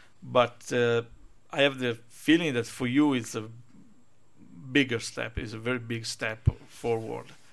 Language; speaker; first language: English; non-native, fluent; Italian